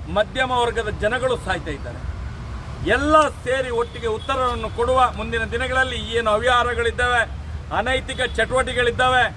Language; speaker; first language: Kannada; non-native, local second language; Tulu